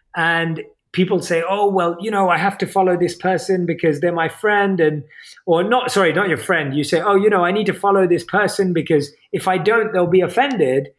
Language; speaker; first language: English; native; English